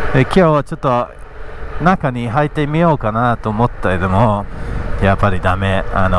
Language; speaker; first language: Japanese; non-native, fluent; English